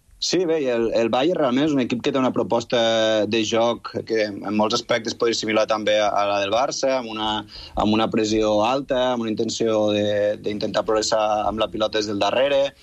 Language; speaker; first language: Catalan; native; Catalan